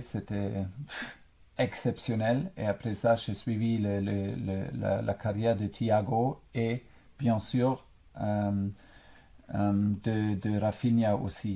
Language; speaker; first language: French; non-native, fluent; German